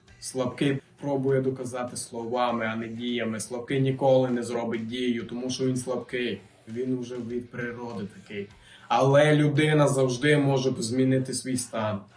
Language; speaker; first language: Ukrainian; non-native, local second language; Russian